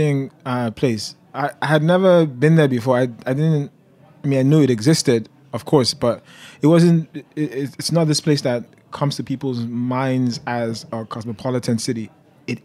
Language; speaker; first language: English; non-native, local second language; Yoruba